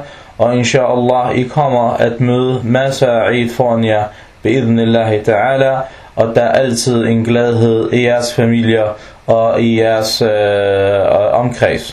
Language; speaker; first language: Danish; non-native, fluent; Arabic